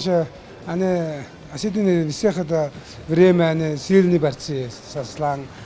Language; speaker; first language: Russian; non-native, learner; Mongolian